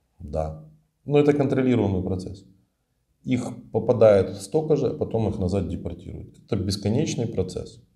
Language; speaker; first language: Russian; native; Russian